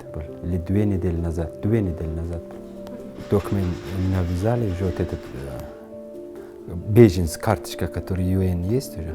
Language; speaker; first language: Russian; non-native, learner; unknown